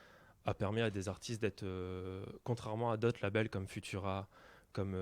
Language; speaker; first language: French; native; French